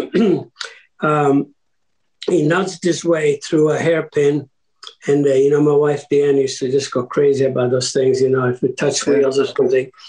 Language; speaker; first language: English; early bilingual, other home language; Italian